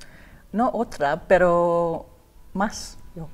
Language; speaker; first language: Spanish; non-native, learner; Danish